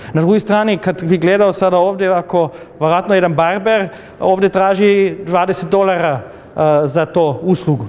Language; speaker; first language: Serbian; non-native, fluent; German